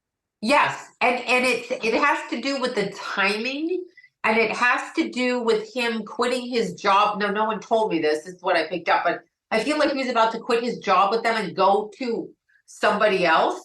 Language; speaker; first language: English; native; English